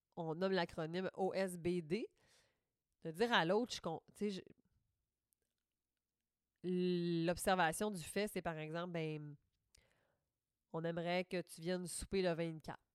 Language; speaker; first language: French; native; French